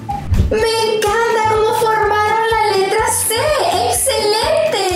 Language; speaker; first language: Spanish; non-native, fluent; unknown